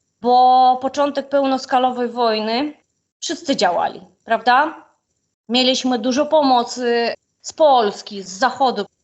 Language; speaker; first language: Polish; non-native, fluent; Ukrainian